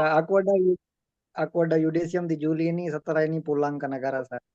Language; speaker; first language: Indonesian; non-native, learner; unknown